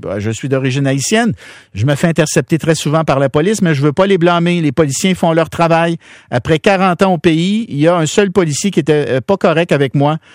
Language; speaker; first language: French; native; French